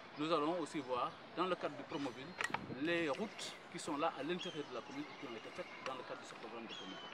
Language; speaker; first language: French; non-native, local second language; Wolof